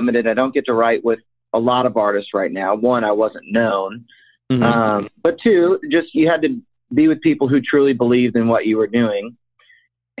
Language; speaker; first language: English; native; English